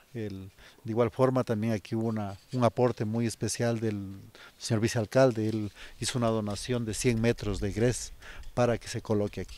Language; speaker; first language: Spanish; native; Spanish